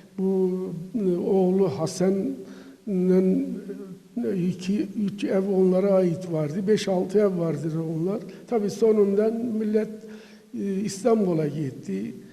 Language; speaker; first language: Turkish; native; Turkish